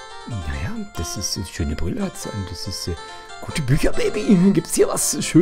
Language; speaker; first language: German; native; German